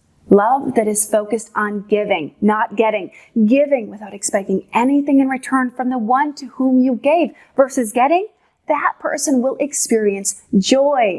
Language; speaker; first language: English; native; English